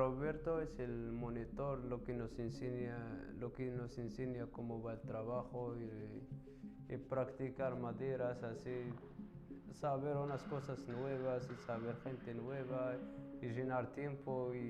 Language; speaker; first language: Spanish; non-native, learner; Arabic